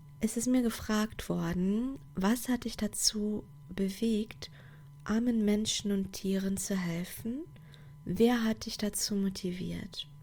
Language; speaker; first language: German; non-native, fluent; Portuguese